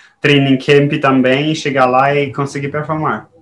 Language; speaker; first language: Portuguese; non-native, fluent; French